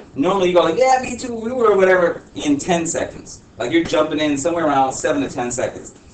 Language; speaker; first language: English; early bilingual, other home language; Spanish